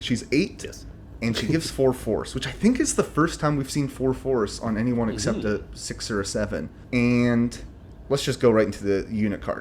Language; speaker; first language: English; native; English